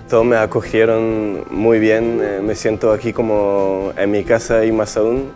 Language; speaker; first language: Spanish; non-native, fluent; French